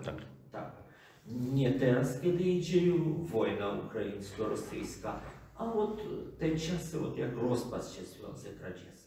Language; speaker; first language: Polish; non-native, fluent; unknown